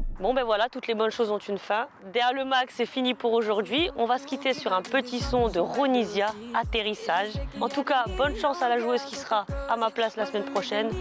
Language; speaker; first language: French; native; French